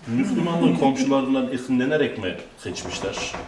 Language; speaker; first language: Turkish; native; Turkish